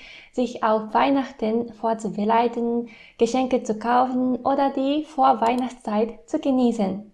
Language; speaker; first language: German; non-native, fluent; Japanese